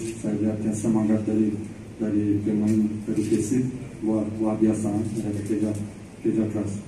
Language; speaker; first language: Indonesian; non-native, learner; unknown